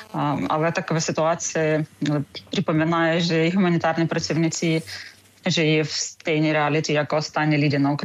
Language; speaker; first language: Czech; non-native, fluent; Ukrainian